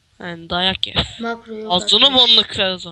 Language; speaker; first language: Turkish; native; Turkish